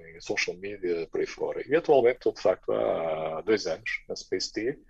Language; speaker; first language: Portuguese; native; Portuguese